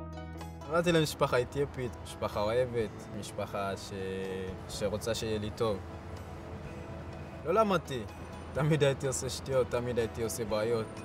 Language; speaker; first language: Hebrew; native; Hebrew